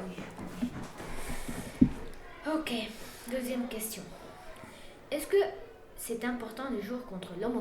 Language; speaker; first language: French; non-native, fluent; Spanish